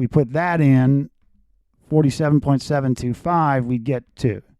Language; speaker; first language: English; native; English